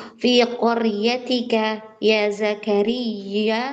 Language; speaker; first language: Arabic; non-native, learner; Indonesian